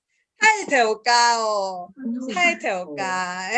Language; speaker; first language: Chinese; early bilingual, heritage; Chinese